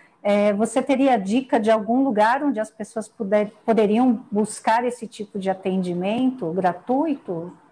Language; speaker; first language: Portuguese; native; Portuguese